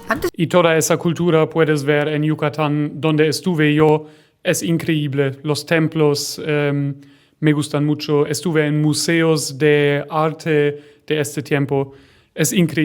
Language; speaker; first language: Spanish; non-native, learner; German